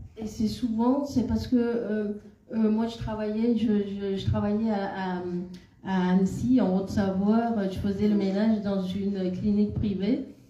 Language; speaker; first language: French; non-native, fluent; Khmer